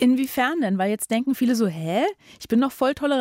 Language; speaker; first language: German; native; German